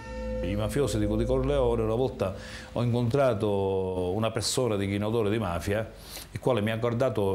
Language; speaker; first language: Italian; native; Italian